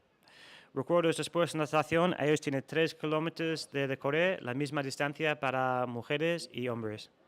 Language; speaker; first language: Spanish; non-native, learner; English